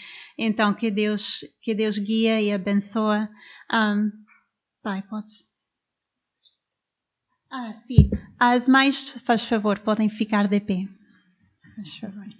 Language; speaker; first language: Portuguese; non-native, fluent; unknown